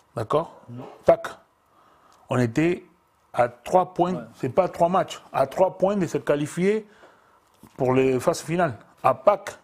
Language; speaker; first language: French; non-native, fluent; Spanish